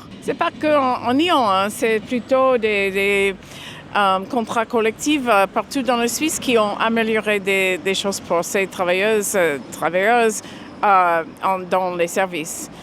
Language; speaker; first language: French; non-native, fluent; English